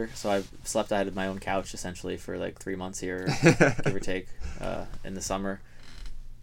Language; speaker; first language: English; native; English